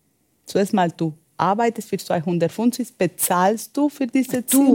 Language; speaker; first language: German; non-native, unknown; Spanish